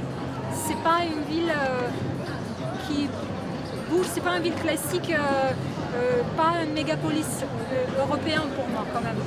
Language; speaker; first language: French; non-native, fluent; Russian